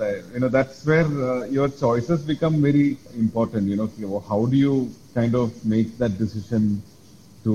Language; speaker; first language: English; non-native, local second language; Malayalam